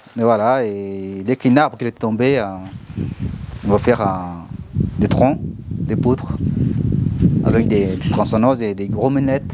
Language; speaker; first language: French; non-native, learner; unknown